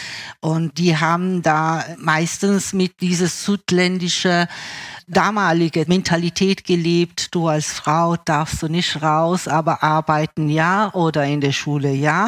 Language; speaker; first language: German; early bilingual, other home language; Italian